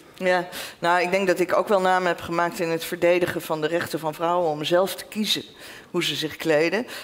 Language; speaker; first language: Dutch; native; Dutch